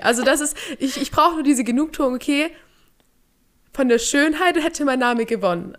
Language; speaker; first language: German; native; German